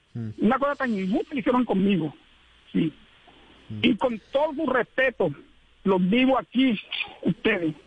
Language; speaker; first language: Spanish; native; Spanish